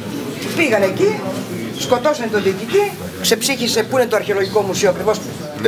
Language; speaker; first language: Greek; native; Greek